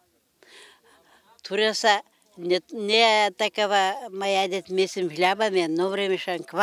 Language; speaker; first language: Bulgarian; native; Bulgarian